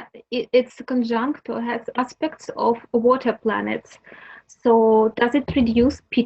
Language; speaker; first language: English; non-native, learner; Russian